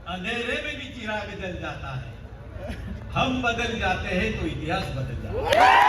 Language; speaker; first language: Hindi; non-native, local second language; Marathi